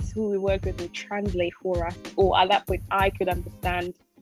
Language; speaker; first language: English; non-native, local second language; Akan